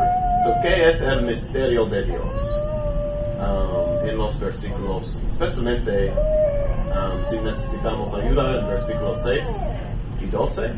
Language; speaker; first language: Spanish; non-native, learner; English